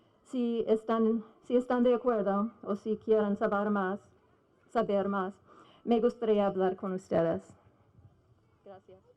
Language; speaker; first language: Spanish; non-native, fluent; English